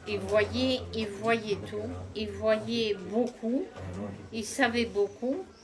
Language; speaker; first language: French; non-native, fluent; Russian